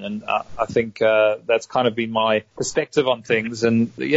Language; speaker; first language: English; native; English